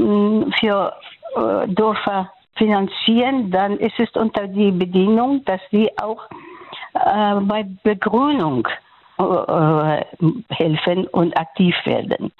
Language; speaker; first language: German; non-native, learner; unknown